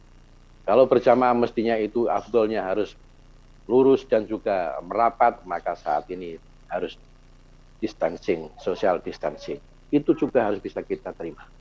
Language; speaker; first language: Indonesian; native; Indonesian